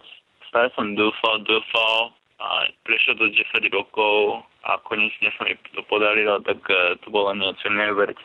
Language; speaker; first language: Slovak; non-native, fluent; Japanese